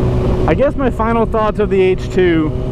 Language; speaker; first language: English; native; English